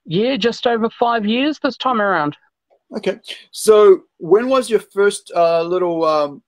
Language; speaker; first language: English; native; English